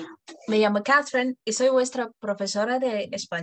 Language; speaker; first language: Spanish; non-native, fluent; English